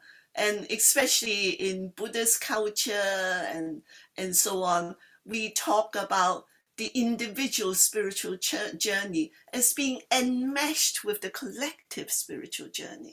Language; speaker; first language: English; non-native, local second language; Cantonese